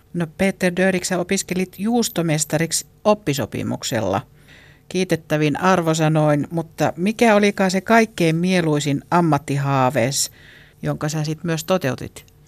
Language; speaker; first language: Finnish; native; Finnish